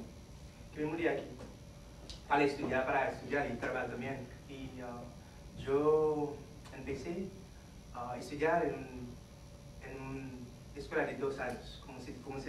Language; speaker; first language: Spanish; non-native, fluent; Haitian Creole